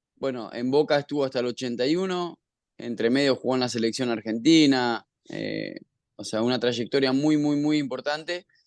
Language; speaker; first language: Spanish; native; Spanish